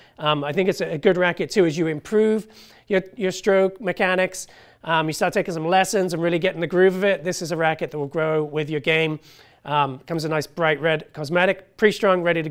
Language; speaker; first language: English; native; English